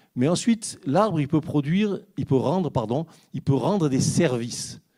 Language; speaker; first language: French; native; French